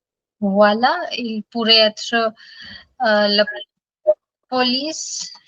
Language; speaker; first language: French; non-native, fluent; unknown